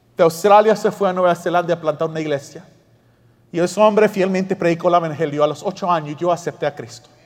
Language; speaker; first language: Spanish; early bilingual, heritage; English